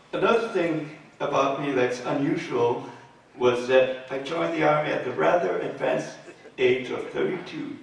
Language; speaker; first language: English; native; English